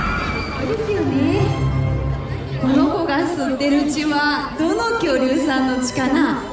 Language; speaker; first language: Japanese; native; Japanese